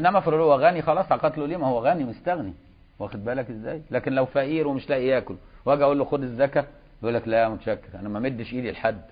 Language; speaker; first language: Arabic; native; Arabic